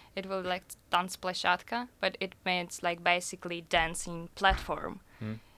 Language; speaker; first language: English; non-native, fluent; Russian